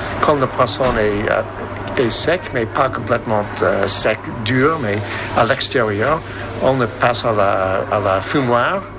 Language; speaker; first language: French; non-native, fluent; English